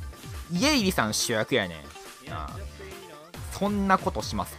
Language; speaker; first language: Japanese; native; Japanese